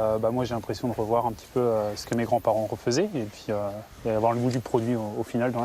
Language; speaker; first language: French; native; French